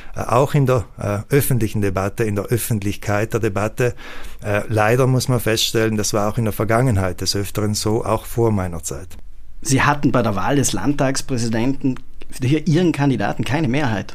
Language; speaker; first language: German; native; German